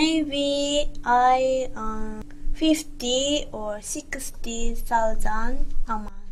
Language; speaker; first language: English; non-native, learner; Japanese